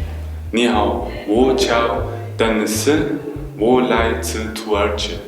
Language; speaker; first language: Chinese; non-native, fluent; Turkish